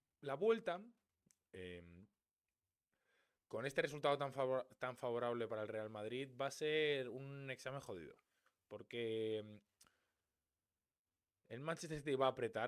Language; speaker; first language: Spanish; native; Spanish